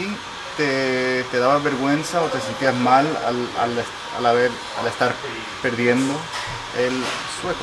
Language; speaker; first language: Spanish; native; Spanish